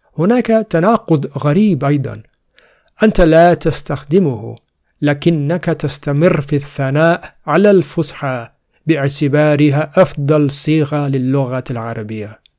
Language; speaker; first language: Arabic; non-native, fluent; Urdu